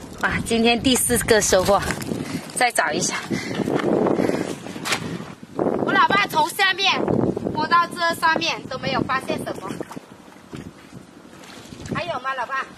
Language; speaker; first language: Chinese; native; Chinese